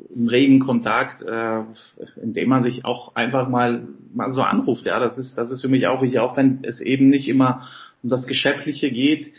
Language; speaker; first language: German; early bilingual, other home language; Polish